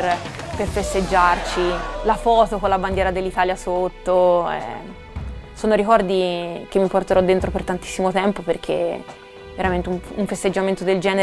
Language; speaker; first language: Italian; native; Italian